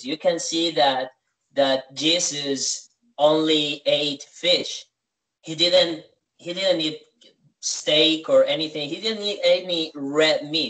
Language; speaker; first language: English; non-native, fluent; Spanish